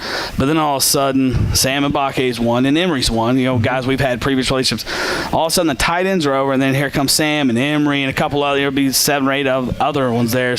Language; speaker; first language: English; native; English